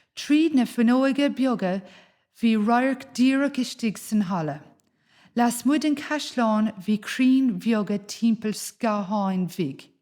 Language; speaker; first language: Irish; native; Irish